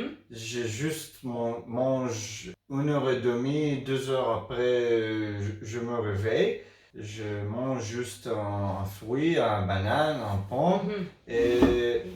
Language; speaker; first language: French; non-native, learner; Hebrew